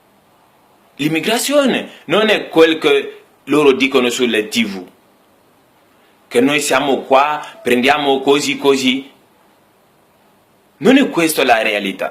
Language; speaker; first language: Italian; non-native, learner; Bambara